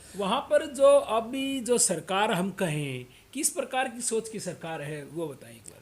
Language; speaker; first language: Hindi; native; Hindi